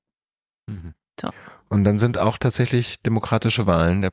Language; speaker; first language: German; native; German